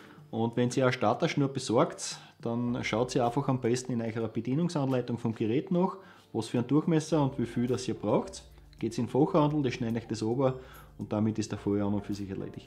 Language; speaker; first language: German; native; German